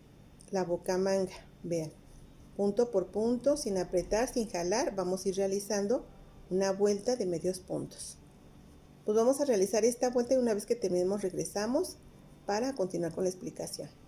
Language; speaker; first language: Spanish; native; Spanish